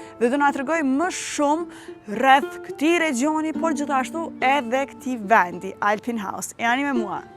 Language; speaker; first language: Albanian; native; Albanian